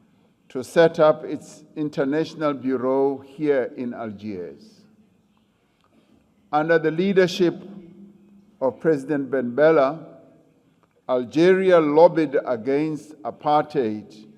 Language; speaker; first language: English; non-native, local second language; Venda